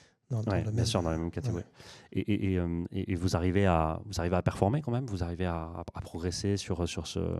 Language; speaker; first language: French; native; French